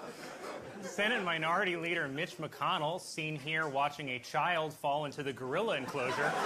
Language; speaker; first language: English; native; English